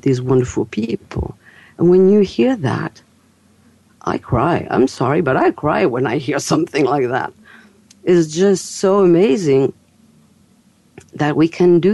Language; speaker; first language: English; non-native, fluent; French